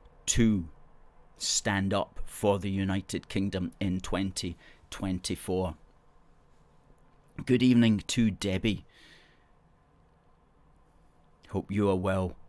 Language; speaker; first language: English; native; English